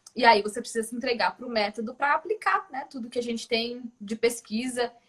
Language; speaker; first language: Portuguese; native; Portuguese